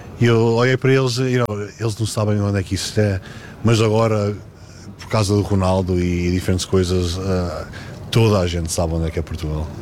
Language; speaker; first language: Portuguese; early bilingual, heritage; Portuguese